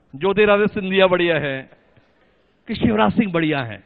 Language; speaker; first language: Hindi; native; Hindi